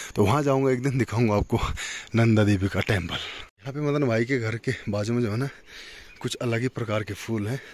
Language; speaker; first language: Hindi; native; Hindi